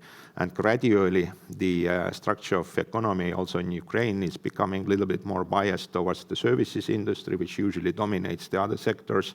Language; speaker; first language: English; non-native, fluent; Estonian